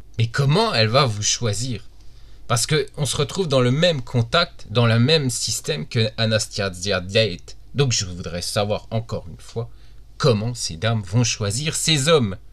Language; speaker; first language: French; native; French